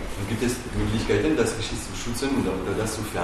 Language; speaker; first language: German; non-native, fluent; French